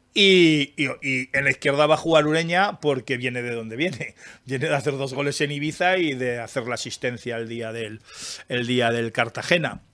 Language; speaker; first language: Spanish; native; Spanish